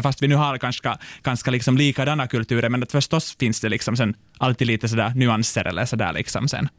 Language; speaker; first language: Swedish; non-native, local second language; Finnish